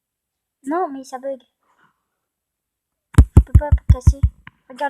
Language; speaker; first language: French; native; French